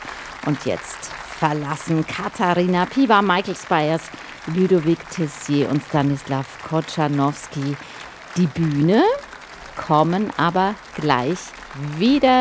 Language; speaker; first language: German; native; German